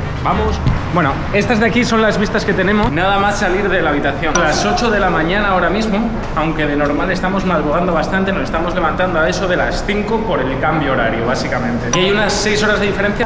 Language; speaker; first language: Spanish; native; Spanish